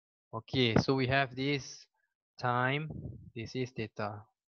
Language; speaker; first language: English; non-native, local second language; Malay